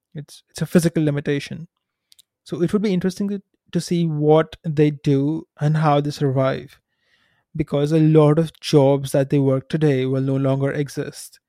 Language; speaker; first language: English; non-native, local second language; Hindi